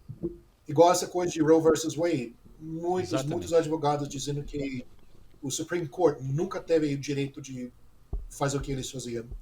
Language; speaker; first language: Portuguese; non-native, fluent; English